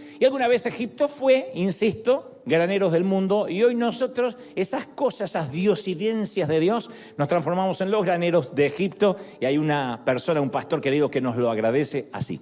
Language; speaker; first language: Spanish; native; Spanish